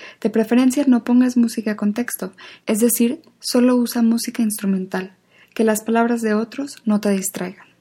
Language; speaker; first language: Spanish; native; Spanish